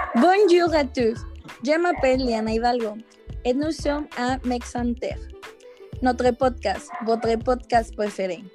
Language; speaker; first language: French; non-native, learner; Spanish